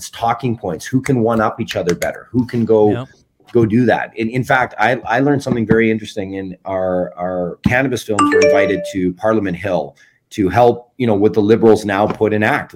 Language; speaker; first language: English; native; English